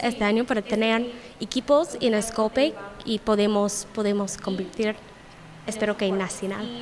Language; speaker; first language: Spanish; non-native, learner; English